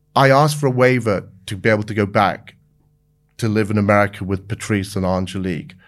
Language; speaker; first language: English; native; English